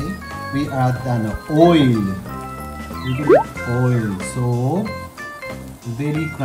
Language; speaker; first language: English; non-native, local second language; Filipino